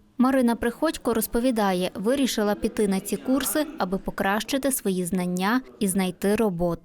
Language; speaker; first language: Ukrainian; native; Ukrainian